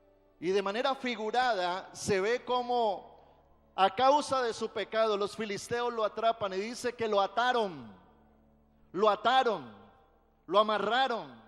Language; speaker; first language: Spanish; native; Spanish